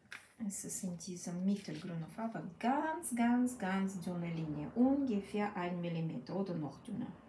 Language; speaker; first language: German; non-native, fluent; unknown